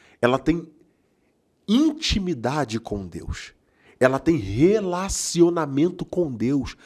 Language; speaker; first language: Portuguese; native; Portuguese